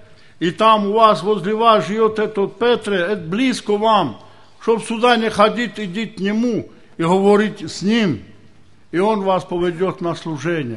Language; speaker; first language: Ukrainian; non-native, local second language; Romany